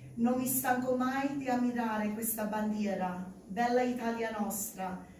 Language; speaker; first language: Italian; early bilingual, heritage; Italian